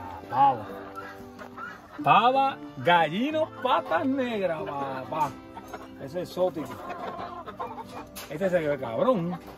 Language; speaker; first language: Spanish; early bilingual, heritage; Spanish